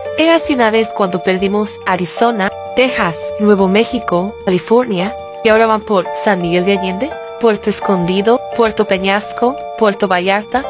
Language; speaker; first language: Spanish; native; Spanish